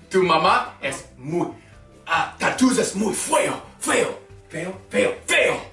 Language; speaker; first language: Spanish; non-native, learner; English